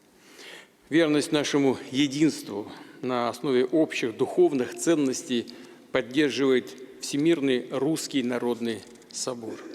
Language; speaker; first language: Russian; native; Russian